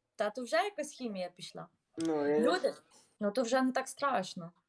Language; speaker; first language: Ukrainian; native; Ukrainian